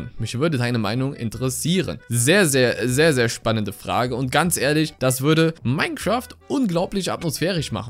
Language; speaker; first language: German; native; German